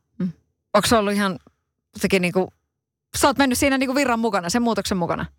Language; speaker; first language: Finnish; native; Finnish